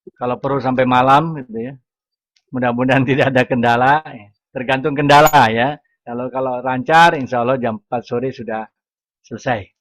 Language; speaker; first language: Indonesian; non-native, local second language; Sundanese